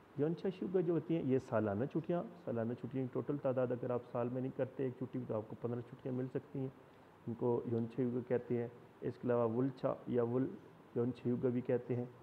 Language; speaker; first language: Urdu; non-native, local second language; Punjabi